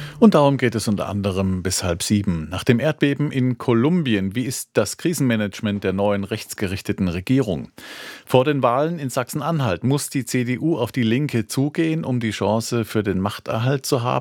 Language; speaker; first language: German; native; German